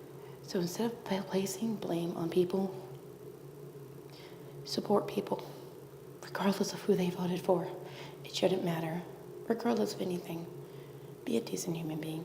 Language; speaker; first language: English; native; English